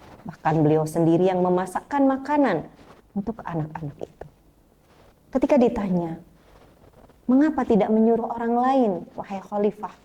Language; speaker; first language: Indonesian; native; Indonesian